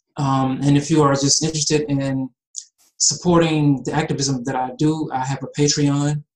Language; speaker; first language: English; native; English